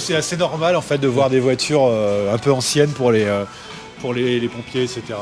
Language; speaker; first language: French; native; French